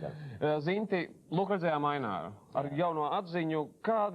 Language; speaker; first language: Latvian; native; Latvian